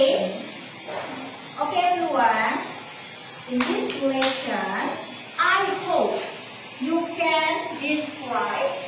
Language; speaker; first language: English; non-native, learner; Indonesian